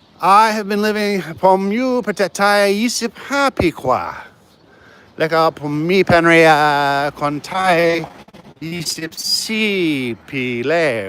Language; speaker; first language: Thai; non-native, learner; English